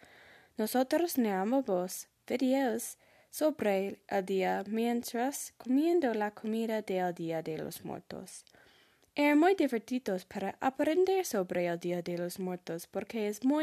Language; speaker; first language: Spanish; non-native, learner; English